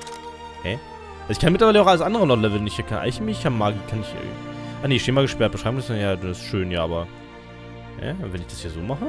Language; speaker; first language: German; native; German